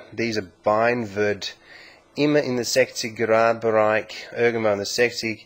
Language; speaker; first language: German; non-native, learner; English